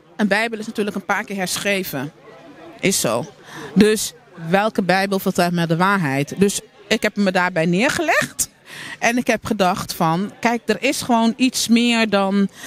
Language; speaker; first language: Dutch; native; Dutch